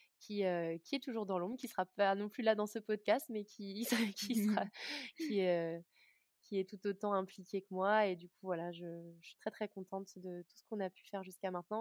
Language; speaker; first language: French; native; French